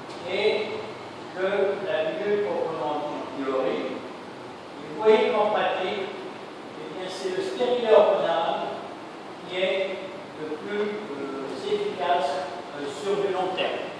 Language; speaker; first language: French; native; French